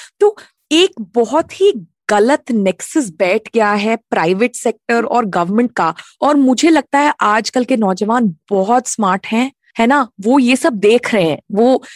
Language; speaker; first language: Hindi; native; Hindi